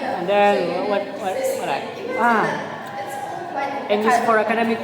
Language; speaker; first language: English; non-native, learner; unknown